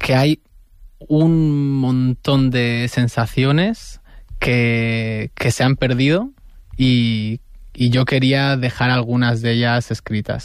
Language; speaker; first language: Spanish; native; Spanish